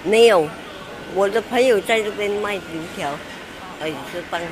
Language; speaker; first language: Chinese; non-native, local second language; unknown